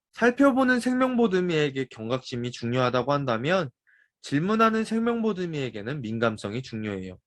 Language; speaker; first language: Korean; native; Korean